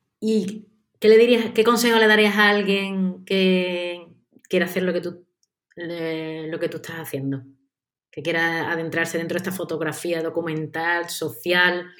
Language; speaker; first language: Spanish; native; Spanish